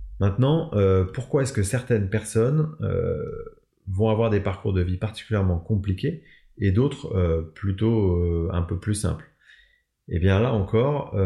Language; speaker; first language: French; native; French